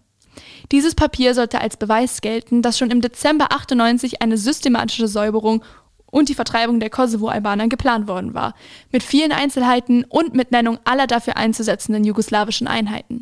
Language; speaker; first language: German; native; German